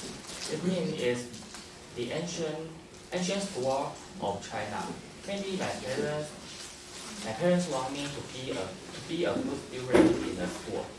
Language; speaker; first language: English; non-native, learner; Chinese